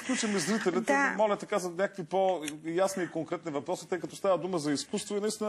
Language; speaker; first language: Bulgarian; native; Bulgarian